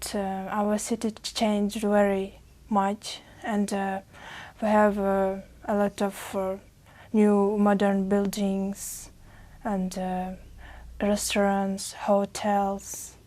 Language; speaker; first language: English; non-native, learner; Uzbek